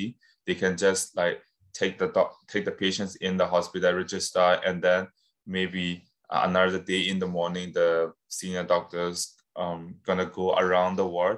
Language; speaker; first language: English; non-native, fluent; Burmese